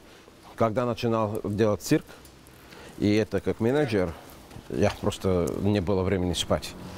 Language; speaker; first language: Russian; non-native, learner; Bulgarian